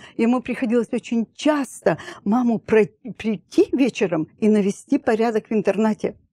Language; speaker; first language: Russian; native; Russian